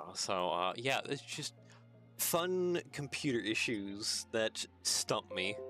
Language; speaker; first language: English; native; English